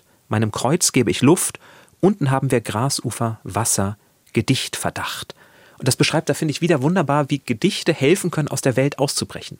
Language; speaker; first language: German; native; German